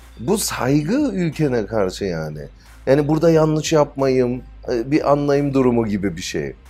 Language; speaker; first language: Turkish; early bilingual, heritage; Turkish